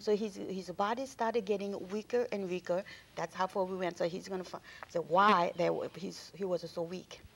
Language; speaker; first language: English; non-native, fluent; Korean